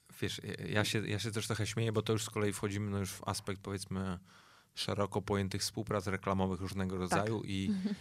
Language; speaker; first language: Polish; native; Polish